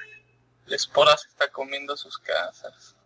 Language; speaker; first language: Spanish; native; Spanish